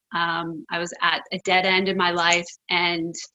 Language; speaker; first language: English; native; English